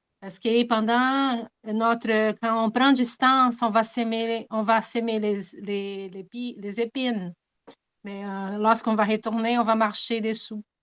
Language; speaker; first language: French; non-native, fluent; Portuguese